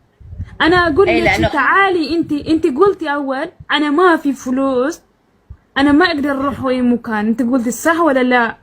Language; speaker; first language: Arabic; non-native, learner; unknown